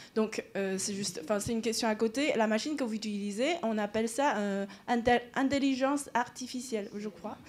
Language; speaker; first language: French; non-native, fluent; Chinese